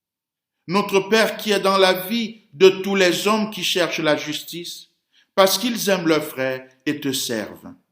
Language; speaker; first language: French; native; French